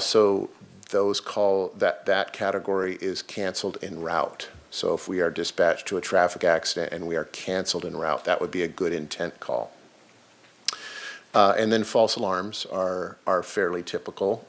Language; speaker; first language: English; native; English